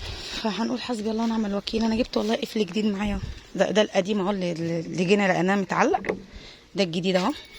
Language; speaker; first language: Arabic; native; Arabic